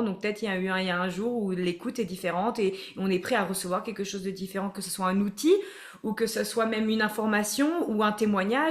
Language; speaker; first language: French; native; French